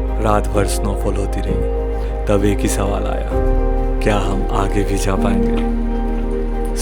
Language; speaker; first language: Hindi; non-native, local second language; Bangla